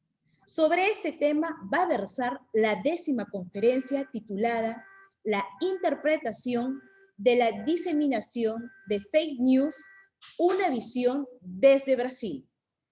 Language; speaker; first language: Spanish; native; Spanish